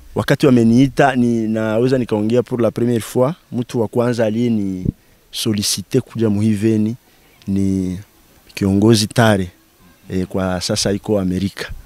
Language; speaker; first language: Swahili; non-native, local second language; Bembe